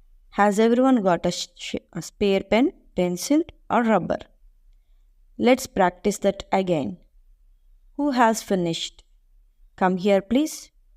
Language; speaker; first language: English; non-native, local second language; Telugu